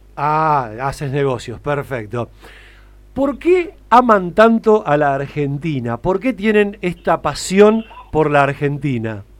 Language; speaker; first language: Spanish; native; Spanish